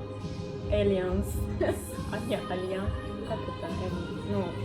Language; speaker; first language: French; non-native, learner; Russian